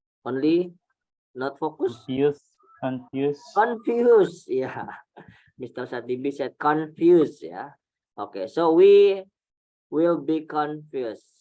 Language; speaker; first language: English; non-native, fluent; Indonesian